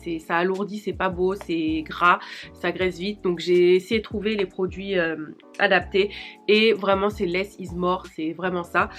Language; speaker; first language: French; native; French